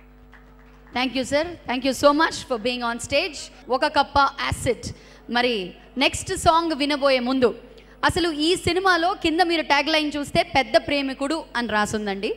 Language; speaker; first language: Telugu; native; Telugu